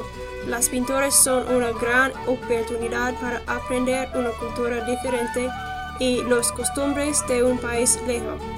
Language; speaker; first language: Spanish; non-native, learner; English